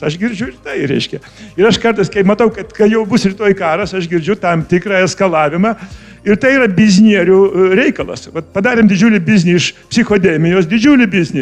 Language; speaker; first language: Lithuanian; native; Lithuanian